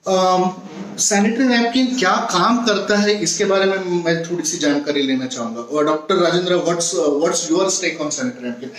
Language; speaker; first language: Hindi; non-native, local second language; Marathi